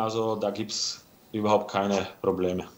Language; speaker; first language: German; non-native, fluent; Slovak